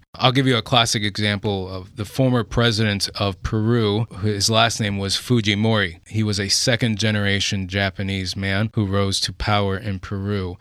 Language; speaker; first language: English; early bilingual, other home language; Spanish